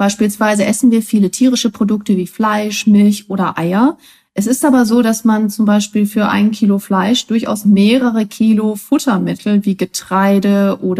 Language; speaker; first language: German; native; German